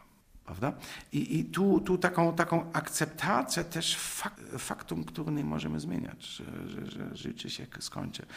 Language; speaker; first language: Polish; non-native, fluent; German